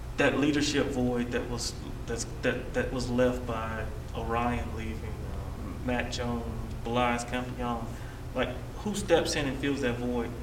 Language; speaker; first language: English; native; English